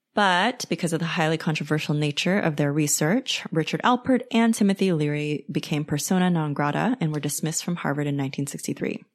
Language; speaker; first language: English; native; English